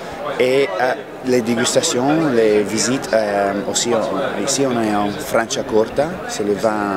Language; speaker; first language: French; non-native, fluent; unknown